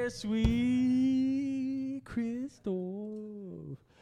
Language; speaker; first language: French; non-native, learner; English